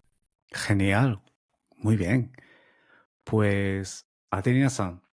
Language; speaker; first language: Spanish; non-native, fluent; Japanese